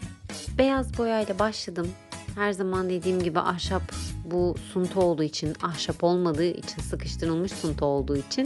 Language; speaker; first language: Turkish; native; Turkish